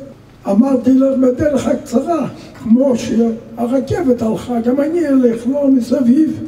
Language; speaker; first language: Hebrew; non-native, fluent; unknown